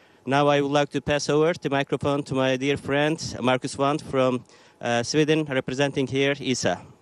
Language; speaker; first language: English; non-native, fluent; Turkish